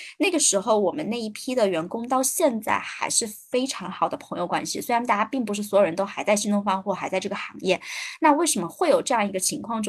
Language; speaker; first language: Chinese; native; Chinese